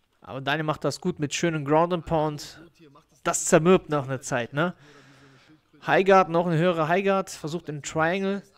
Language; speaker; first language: German; native; German